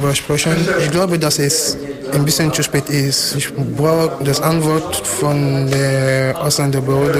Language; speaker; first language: German; non-native, learner; French